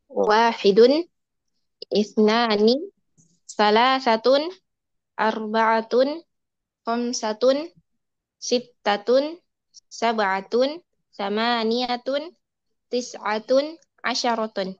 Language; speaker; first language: Arabic; non-native, learner; Indonesian